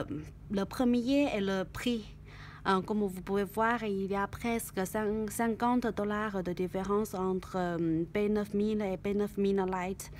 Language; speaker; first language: French; non-native, learner; Chinese